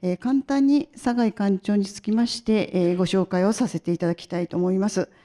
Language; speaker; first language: Japanese; native; Japanese